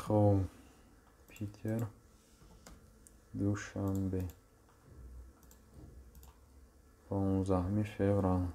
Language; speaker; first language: Russian; non-native, local second language; Tajik